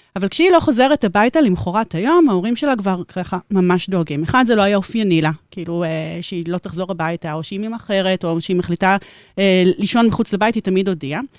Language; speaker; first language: Hebrew; native; Hebrew